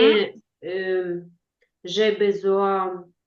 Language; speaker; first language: French; non-native, learner; Ukrainian